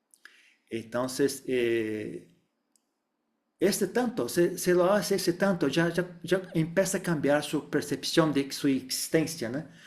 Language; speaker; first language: Spanish; non-native, fluent; Portuguese